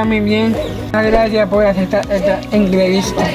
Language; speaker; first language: Spanish; native; Spanish